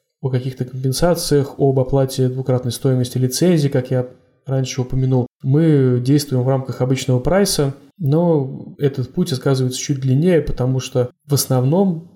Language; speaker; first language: Russian; native; Russian